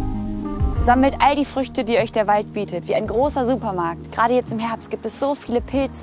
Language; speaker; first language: German; native; German